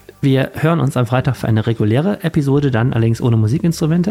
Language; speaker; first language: German; native; German